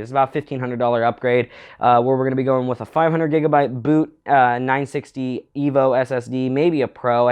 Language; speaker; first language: English; native; English